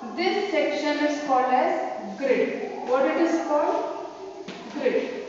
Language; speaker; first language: English; non-native, local second language; Hindi